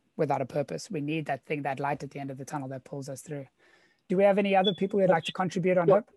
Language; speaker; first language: English; native; English